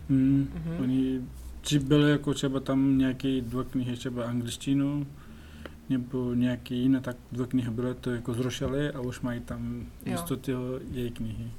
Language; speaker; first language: Czech; non-native, learner; Pashto